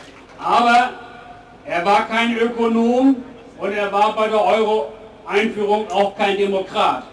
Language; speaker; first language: German; native; German